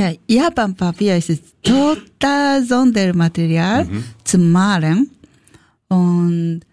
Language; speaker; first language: German; non-native, learner; Japanese